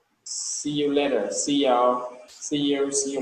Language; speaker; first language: English; non-native, learner; Vietnamese